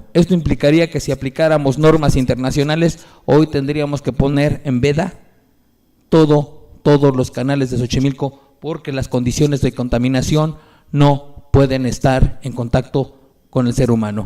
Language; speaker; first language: Spanish; native; Spanish